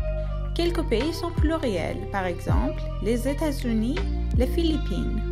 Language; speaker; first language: French; non-native, fluent; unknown